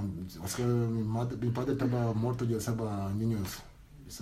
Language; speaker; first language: Spanish; non-native, learner; Wolof